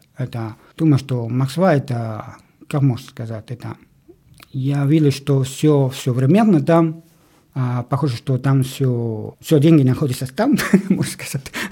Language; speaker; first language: Russian; non-native, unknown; Spanish